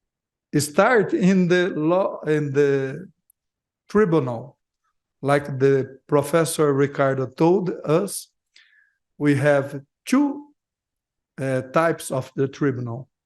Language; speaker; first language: English; non-native, learner; Portuguese